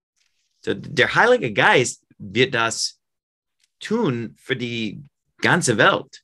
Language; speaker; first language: German; non-native, fluent; English